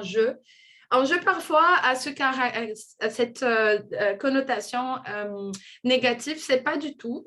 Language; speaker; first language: French; non-native, fluent; Portuguese